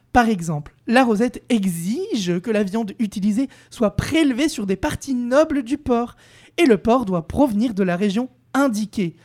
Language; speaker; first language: French; native; French